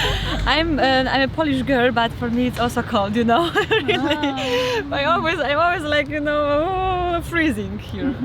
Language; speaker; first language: English; non-native, fluent; Polish